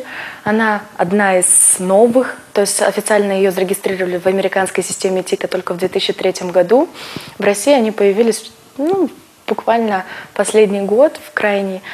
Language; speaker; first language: Russian; native; Russian